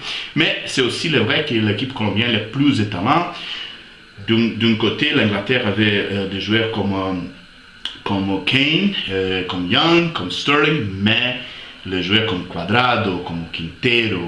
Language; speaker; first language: French; non-native, fluent; Portuguese